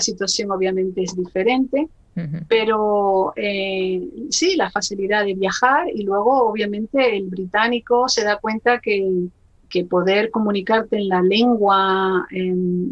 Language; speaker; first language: Spanish; native; Spanish